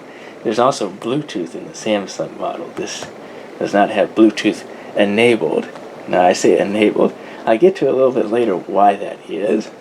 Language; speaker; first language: English; native; English